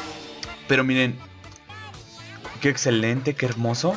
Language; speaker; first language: Spanish; native; Spanish